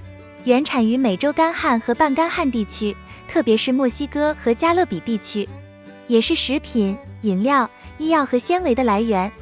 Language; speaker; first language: Chinese; native; Chinese